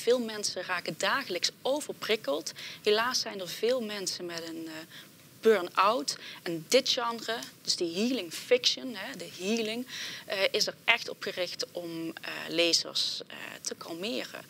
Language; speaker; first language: Dutch; native; Dutch